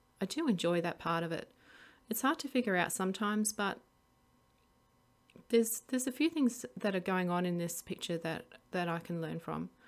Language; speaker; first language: English; native; English